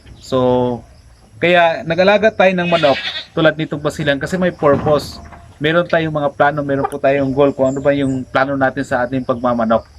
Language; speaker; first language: Filipino; non-native, local second language; Cebuano